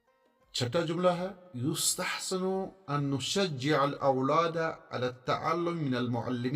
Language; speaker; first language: Arabic; non-native, fluent; Urdu